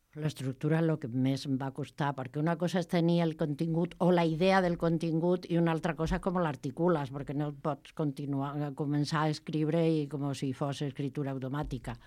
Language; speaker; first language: Catalan; non-native, local second language; Spanish